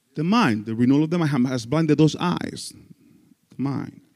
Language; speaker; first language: English; non-native, fluent; Spanish